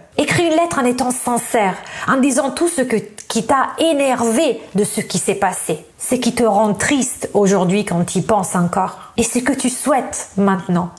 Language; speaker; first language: French; non-native, fluent; Italian